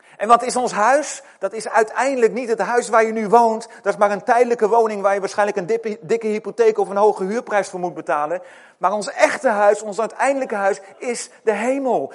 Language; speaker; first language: Dutch; native; Dutch